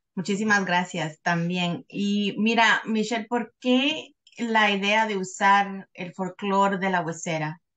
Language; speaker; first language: Spanish; native; Spanish